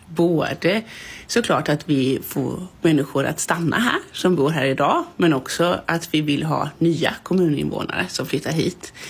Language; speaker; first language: Swedish; native; Swedish